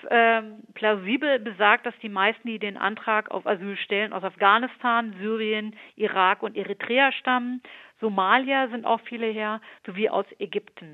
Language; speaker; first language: German; native; German